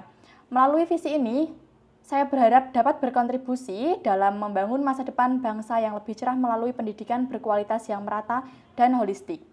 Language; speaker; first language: Indonesian; native; Indonesian